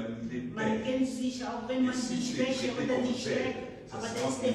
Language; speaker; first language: German; non-native, fluent; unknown